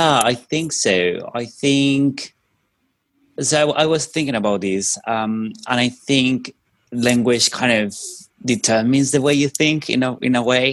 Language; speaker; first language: English; non-native, fluent; Spanish